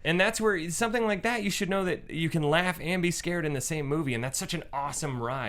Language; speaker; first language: English; native; English